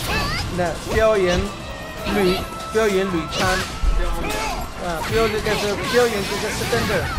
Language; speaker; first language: Chinese; non-native, learner; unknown